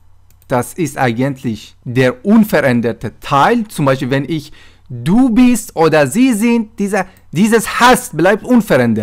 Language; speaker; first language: German; non-native, fluent; Persian